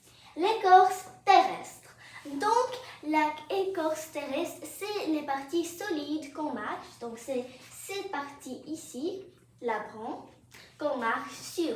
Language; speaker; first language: French; non-native, fluent; English